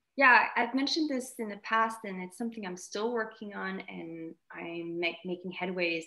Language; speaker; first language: English; native; English